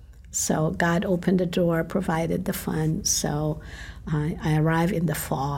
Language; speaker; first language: English; non-native, local second language; Filipino